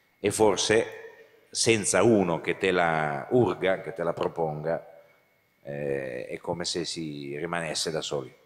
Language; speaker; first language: Italian; native; Italian